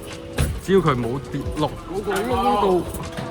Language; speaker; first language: Chinese; native; Chinese